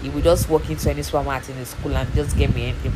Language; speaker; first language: English; non-native, local second language; Yoruba